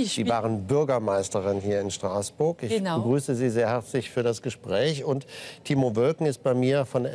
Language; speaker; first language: German; native; German